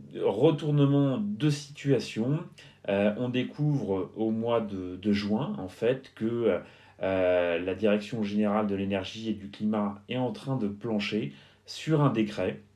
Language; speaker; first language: French; native; French